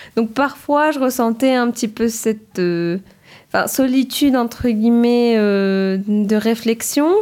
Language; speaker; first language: French; early bilingual, other home language; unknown